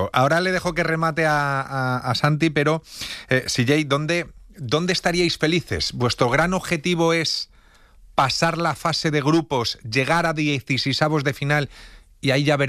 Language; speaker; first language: Spanish; native; Spanish